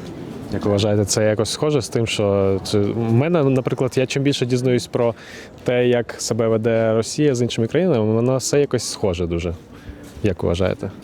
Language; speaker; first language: Ukrainian; native; Ukrainian